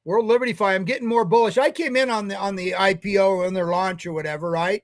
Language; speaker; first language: English; native; English